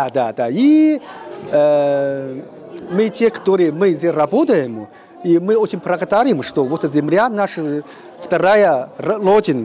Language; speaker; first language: Russian; non-native, learner; Chinese